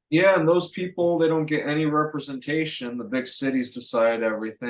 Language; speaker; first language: English; native; English